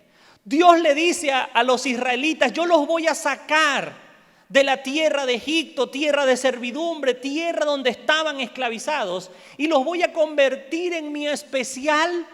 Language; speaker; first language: Spanish; native; Spanish